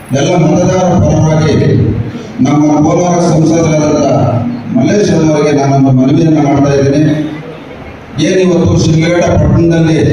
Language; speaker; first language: Kannada; native; Kannada